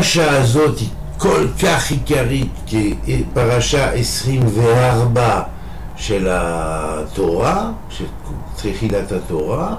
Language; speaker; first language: Hebrew; non-native, fluent; French